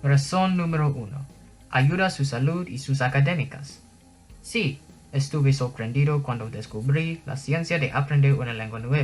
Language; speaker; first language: Spanish; non-native, fluent; English